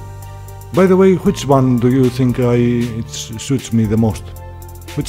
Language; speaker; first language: English; non-native, learner; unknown